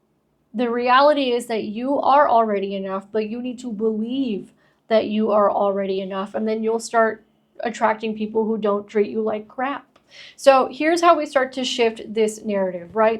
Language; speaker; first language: English; native; English